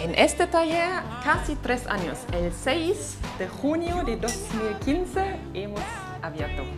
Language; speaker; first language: Spanish; non-native, fluent; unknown